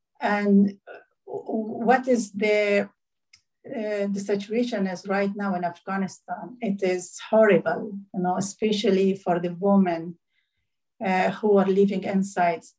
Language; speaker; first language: English; non-native, learner; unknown